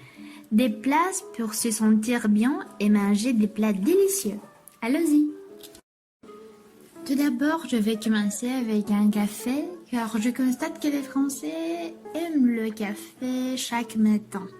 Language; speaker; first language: French; non-native, learner; Romanian